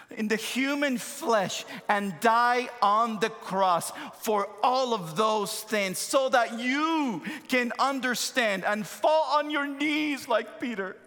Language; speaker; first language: English; non-native, fluent; Spanish